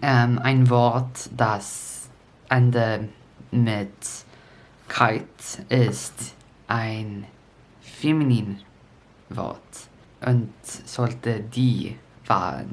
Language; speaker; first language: German; non-native, learner; English